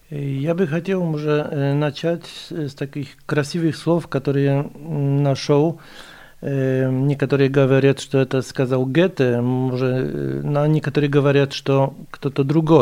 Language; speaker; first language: Russian; non-native, fluent; Polish